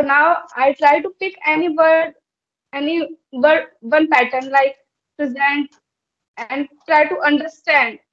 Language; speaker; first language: English; non-native, learner; Hindi